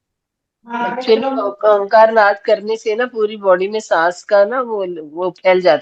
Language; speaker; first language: Hindi; native; Hindi